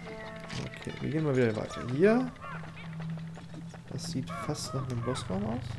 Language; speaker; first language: German; native; German